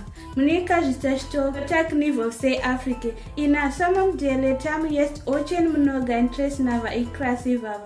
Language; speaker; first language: Russian; non-native, learner; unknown